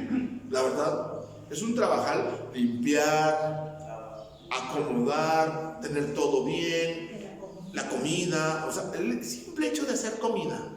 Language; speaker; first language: Spanish; native; Spanish